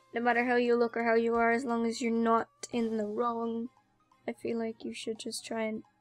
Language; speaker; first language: English; native; English